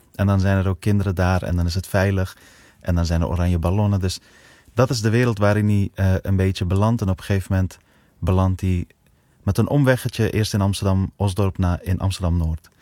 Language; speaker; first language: Dutch; early bilingual, other home language; Persian